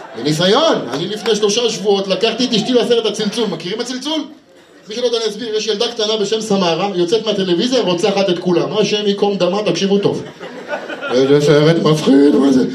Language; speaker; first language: Hebrew; native; Hebrew